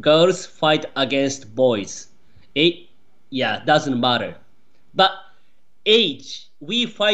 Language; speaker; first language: English; non-native, learner; Japanese